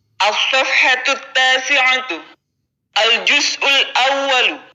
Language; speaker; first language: Arabic; non-native, fluent; Indonesian